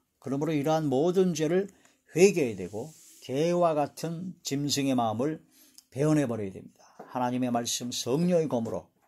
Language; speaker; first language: Korean; native; Korean